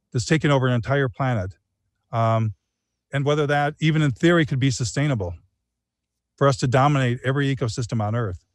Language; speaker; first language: English; native; English